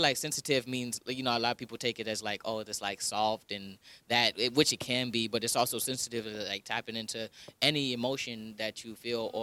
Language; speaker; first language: English; early bilingual, other home language; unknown